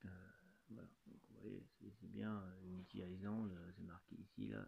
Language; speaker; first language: French; native; French